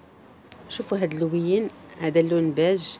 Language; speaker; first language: Arabic; native; Arabic